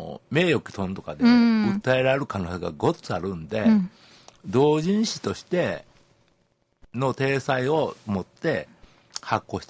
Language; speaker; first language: Japanese; native; Japanese